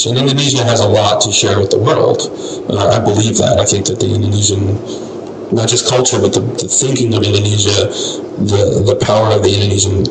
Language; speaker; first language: English; non-native, fluent; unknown